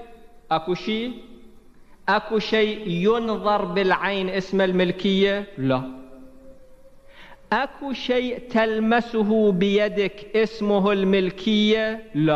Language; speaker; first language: Arabic; native; Arabic